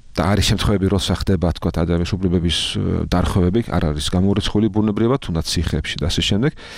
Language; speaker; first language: Georgian; non-native, fluent; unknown